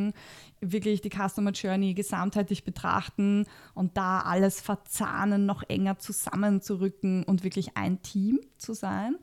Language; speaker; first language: German; native; German